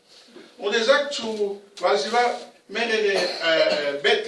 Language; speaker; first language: German; non-native, learner; Romanian